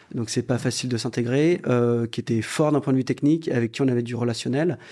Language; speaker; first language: French; native; French